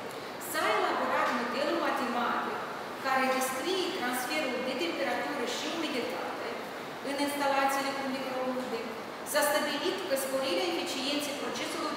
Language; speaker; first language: Romanian; native; Romanian